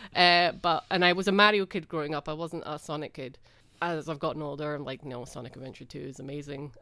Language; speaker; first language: English; native; English